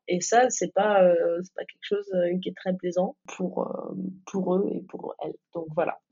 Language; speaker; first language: French; native; French